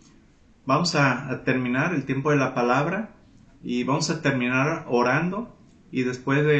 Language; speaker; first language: Spanish; native; Spanish